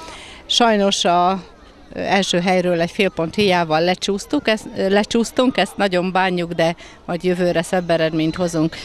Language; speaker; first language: Hungarian; native; Hungarian